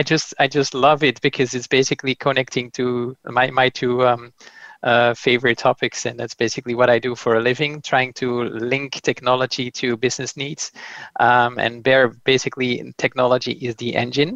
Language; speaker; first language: English; non-native, fluent; Dutch